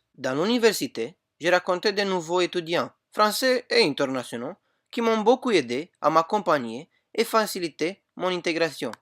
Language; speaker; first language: French; non-native, fluent; Romanian